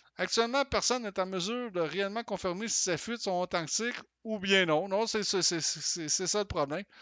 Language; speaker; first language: French; native; French